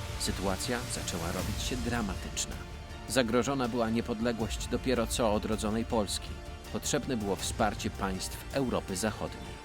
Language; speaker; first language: Polish; native; Polish